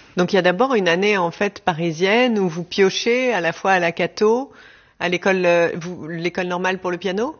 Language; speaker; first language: French; native; French